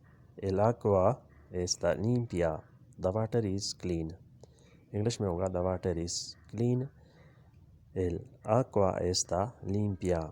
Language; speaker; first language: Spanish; non-native, learner; Urdu